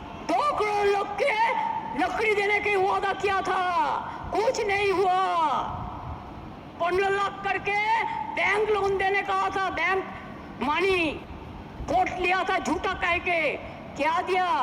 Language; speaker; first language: Hindi; non-native, local second language; Bangla